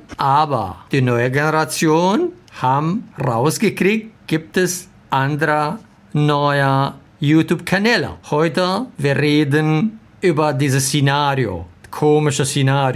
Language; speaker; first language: German; non-native, learner; Arabic